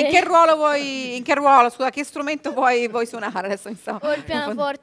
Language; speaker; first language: Italian; native; Italian